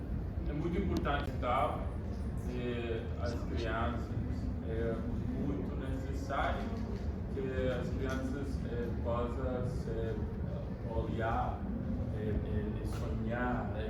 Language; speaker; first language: Portuguese; non-native, learner; Spanish